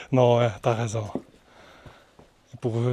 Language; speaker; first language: French; non-native, local second language; Dutch